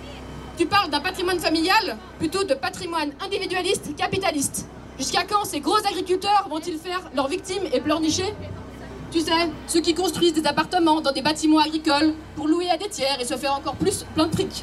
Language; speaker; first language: French; native; French